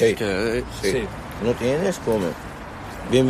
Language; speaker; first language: Spanish; non-native, learner; Arabic